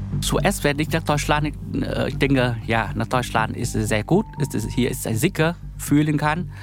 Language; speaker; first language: German; non-native, learner; Vietnamese